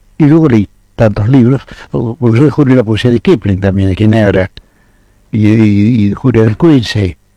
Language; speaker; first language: Spanish; native; Spanish